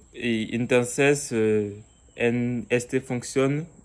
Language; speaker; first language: Spanish; non-native, learner; French